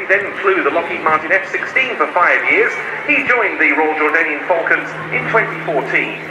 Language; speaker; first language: English; native; English